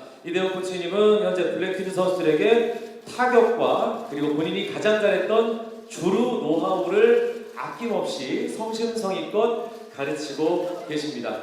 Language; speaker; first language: Korean; native; Korean